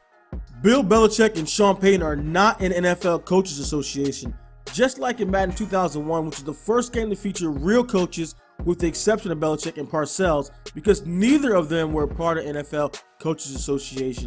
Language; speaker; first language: English; native; English